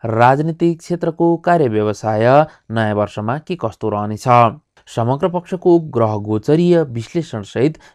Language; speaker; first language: Nepali; native; Nepali